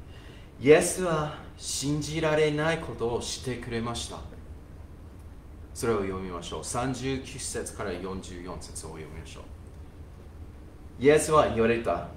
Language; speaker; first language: Japanese; non-native, fluent; English